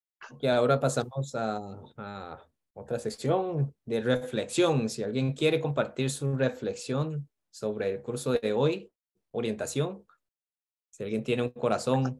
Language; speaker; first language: Spanish; non-native, fluent; Korean